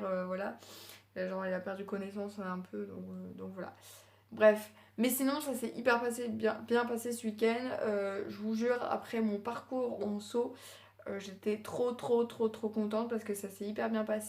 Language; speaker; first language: French; native; French